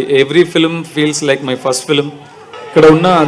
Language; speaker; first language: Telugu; non-native, learner; Tamil